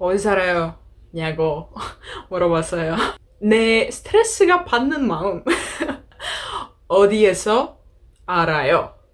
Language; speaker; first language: Korean; non-native, learner; Greek